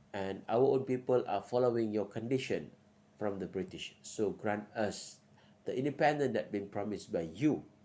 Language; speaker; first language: English; non-native, local second language; Malay